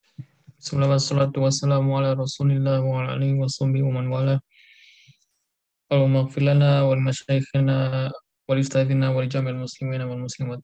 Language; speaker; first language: Arabic; non-native, learner; Indonesian